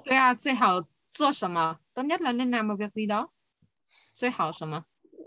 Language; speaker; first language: Chinese; non-native, fluent; Vietnamese